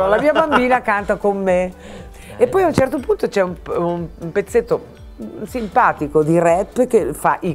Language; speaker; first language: Italian; native; Italian